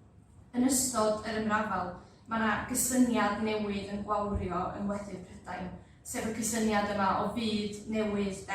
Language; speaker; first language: Welsh; native; Welsh